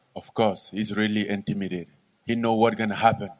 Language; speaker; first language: English; non-native, local second language; French